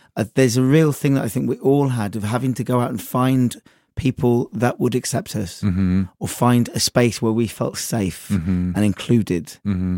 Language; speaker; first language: English; native; English